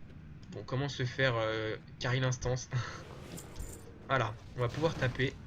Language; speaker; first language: French; native; French